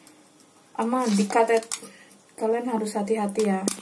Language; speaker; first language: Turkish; non-native, learner; Indonesian